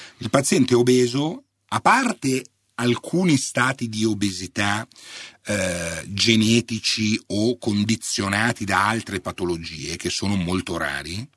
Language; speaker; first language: Italian; native; Italian